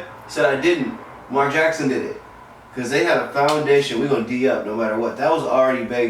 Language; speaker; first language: English; native; English